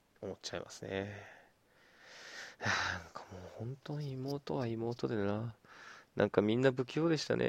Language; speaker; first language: Japanese; native; Japanese